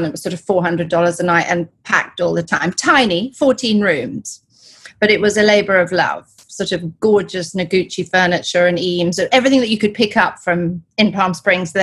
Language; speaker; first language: English; native; English